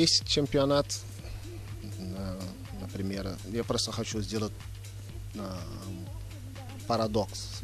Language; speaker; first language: Russian; non-native, fluent; Portuguese